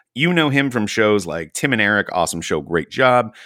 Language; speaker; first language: English; native; English